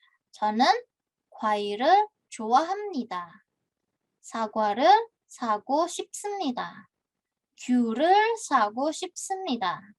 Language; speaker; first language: Korean; non-native, fluent; Indonesian